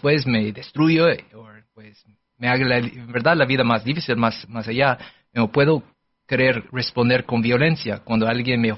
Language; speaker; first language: Spanish; non-native, fluent; English